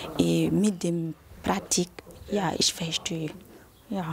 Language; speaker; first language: German; non-native, learner; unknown